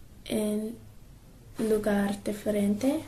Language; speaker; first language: Spanish; non-native, learner; English